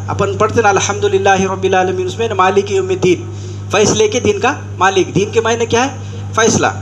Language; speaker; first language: Urdu; native; Urdu